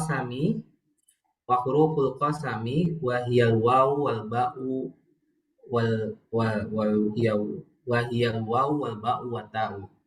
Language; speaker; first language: Arabic; non-native, learner; Indonesian